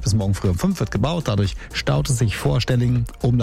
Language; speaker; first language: German; native; German